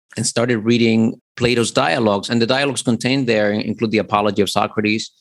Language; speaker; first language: English; early bilingual, other home language; Spanish